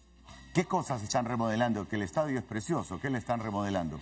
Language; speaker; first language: Spanish; native; Spanish